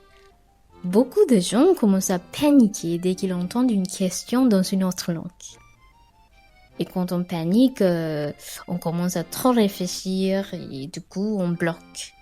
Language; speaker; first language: French; non-native, fluent; Sinhala